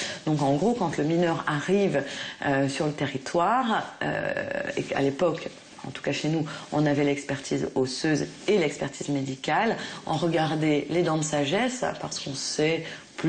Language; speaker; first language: French; native; French